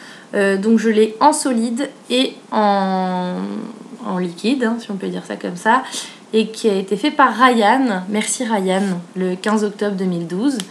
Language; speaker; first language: French; native; French